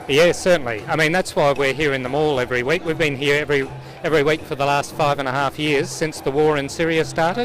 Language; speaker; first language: English; native; English